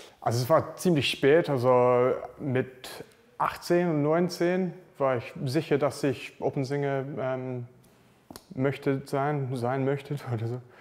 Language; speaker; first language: German; non-native, learner; English